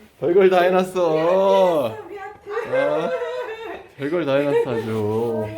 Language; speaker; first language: Korean; native; Korean